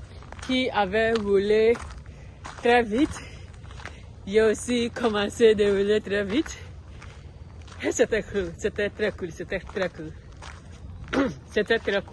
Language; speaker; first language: French; non-native, learner; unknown